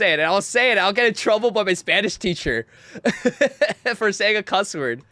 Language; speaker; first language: English; native; English